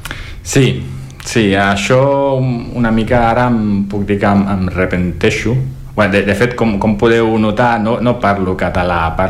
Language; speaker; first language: Catalan; non-native, fluent; Italian